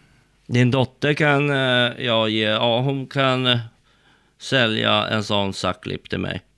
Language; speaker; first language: Swedish; native; Swedish